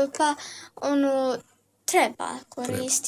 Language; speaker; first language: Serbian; early bilingual, heritage; Serbian